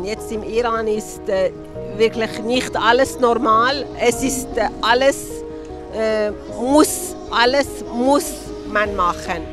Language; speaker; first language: German; non-native, learner; Persian